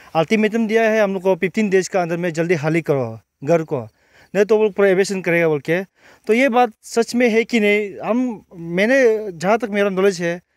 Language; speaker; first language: Hindi; non-native, local second language; Nyishi